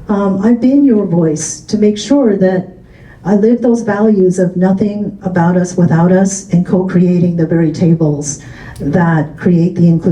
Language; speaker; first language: English; early bilingual, other home language; Cantonese